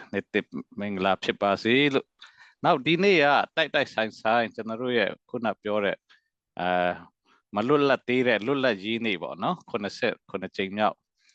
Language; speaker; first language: Burmese; non-native, local second language; Mizo